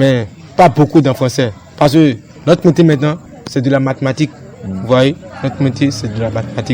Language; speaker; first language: French; non-native, learner; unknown